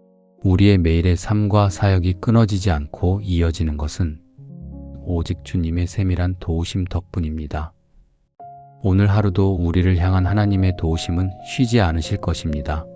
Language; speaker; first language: Korean; native; Korean